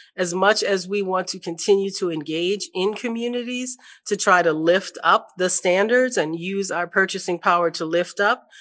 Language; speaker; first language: English; native; English